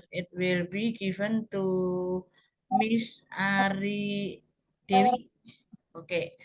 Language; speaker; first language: English; non-native, learner; Indonesian